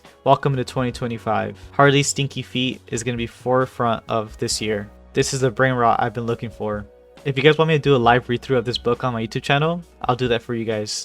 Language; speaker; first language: English; native; English